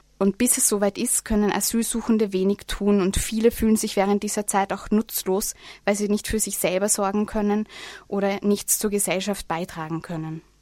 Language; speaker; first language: German; native; German